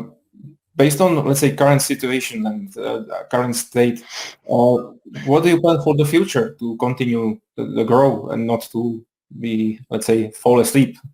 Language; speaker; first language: English; non-native, fluent; Czech